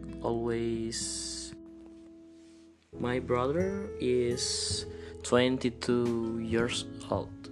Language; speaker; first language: English; non-native, learner; Indonesian